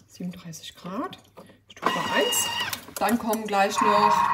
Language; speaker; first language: German; native; German